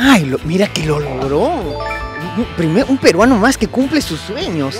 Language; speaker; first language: Spanish; native; Spanish